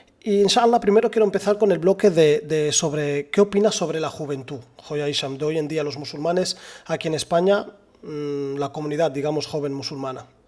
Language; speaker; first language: Spanish; early bilingual, other home language; Arabic